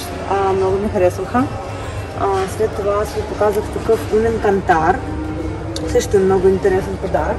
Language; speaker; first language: Bulgarian; non-native, learner; Russian